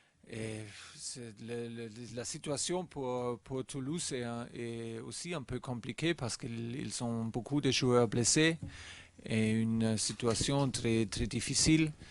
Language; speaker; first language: French; non-native, learner; German